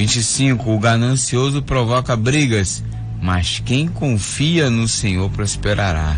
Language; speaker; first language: Portuguese; native; Portuguese